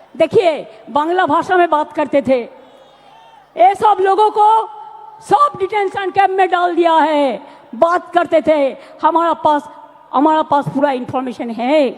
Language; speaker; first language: Hindi; non-native, local second language; Bangla